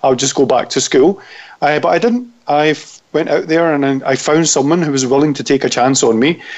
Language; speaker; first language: English; native; English